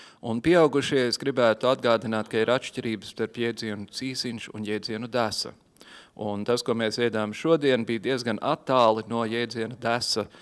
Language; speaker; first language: Latvian; native; Latvian